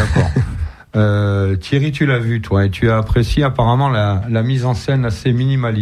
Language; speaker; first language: French; native; French